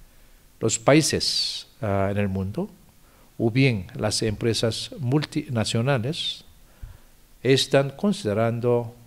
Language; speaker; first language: Spanish; non-native, fluent; Korean